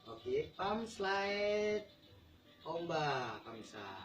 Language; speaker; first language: French; non-native, learner; Indonesian